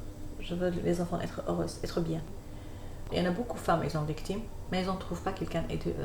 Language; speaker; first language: French; non-native, learner; Arabic